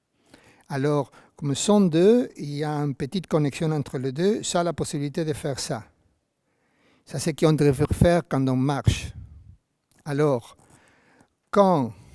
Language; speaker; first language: French; non-native, fluent; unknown